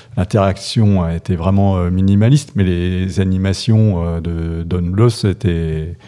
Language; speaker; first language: French; non-native, fluent; English